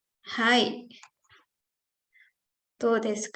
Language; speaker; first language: Japanese; non-native, fluent; Indonesian